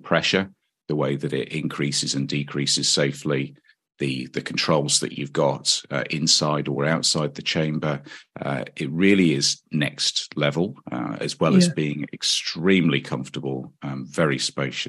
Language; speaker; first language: English; native; English